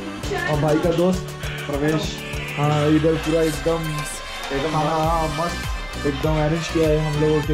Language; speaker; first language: Hindi; non-native, local second language; Bangla